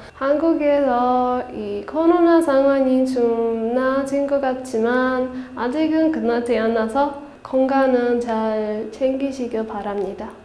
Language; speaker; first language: Korean; non-native, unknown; Czech